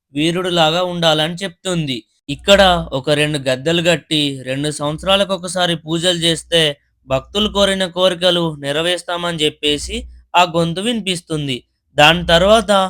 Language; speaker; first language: Telugu; native; Telugu